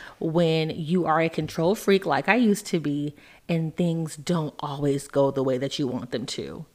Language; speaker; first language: English; native; English